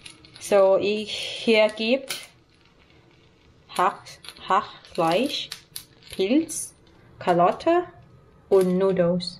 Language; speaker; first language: German; non-native, learner; Thai